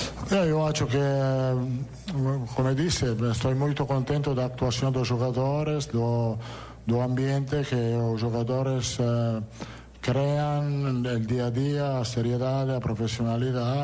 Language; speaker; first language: Portuguese; non-native, learner; Italian